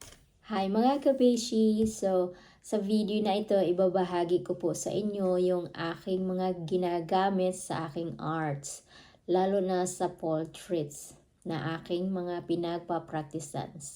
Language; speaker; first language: Filipino; non-native, local second language; Cebuano